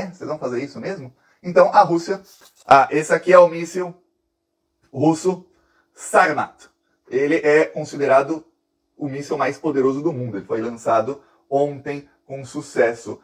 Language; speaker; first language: Portuguese; native; Portuguese